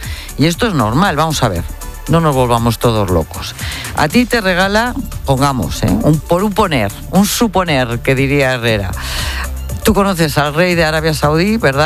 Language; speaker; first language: Spanish; native; Spanish